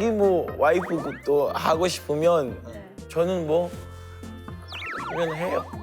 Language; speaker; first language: Korean; non-native, fluent; French